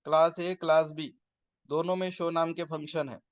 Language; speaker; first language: Hindi; non-native, local second language; Marathi